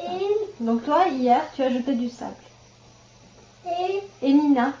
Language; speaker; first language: French; native; French